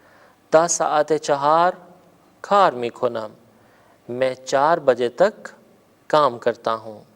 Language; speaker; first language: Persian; non-native, fluent; Urdu